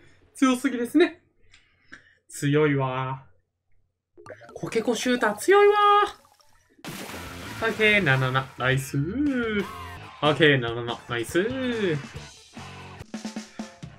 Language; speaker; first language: Japanese; native; Japanese